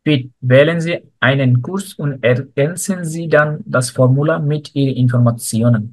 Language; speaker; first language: German; non-native, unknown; Bangla